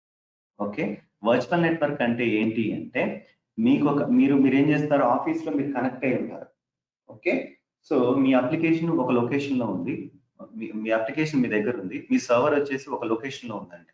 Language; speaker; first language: Telugu; native; Telugu